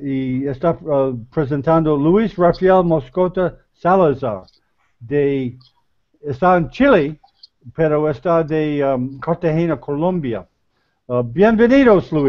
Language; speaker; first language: Spanish; non-native, learner; English